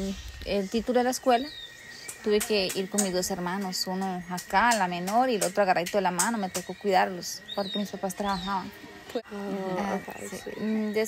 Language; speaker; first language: Spanish; native; Spanish